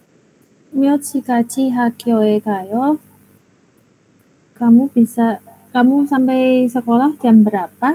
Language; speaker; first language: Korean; non-native, learner; Indonesian